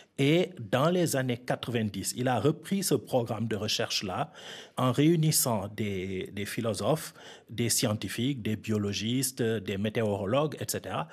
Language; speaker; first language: French; non-native, local second language; Fula